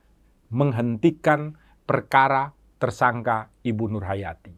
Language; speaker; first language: Indonesian; native; Indonesian